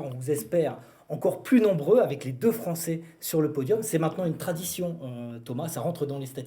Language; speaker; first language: French; native; French